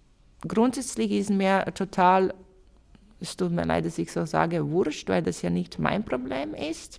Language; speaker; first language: German; non-native, fluent; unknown